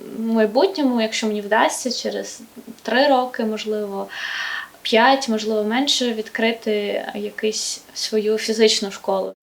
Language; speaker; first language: Ukrainian; native; Ukrainian